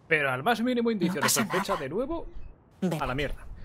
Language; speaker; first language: Spanish; native; Spanish